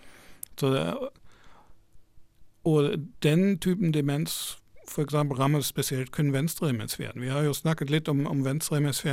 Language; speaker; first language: Norwegian; non-native, fluent; German